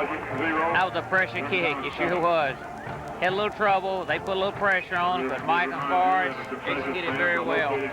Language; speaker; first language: English; native; English